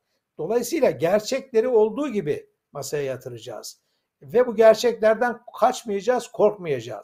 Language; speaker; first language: Turkish; native; Turkish